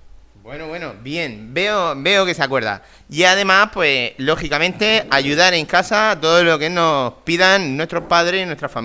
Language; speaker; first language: Spanish; native; Spanish